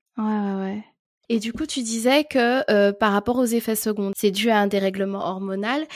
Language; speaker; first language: French; native; French